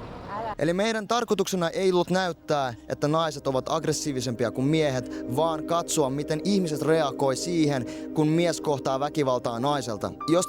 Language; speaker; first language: Finnish; native; Finnish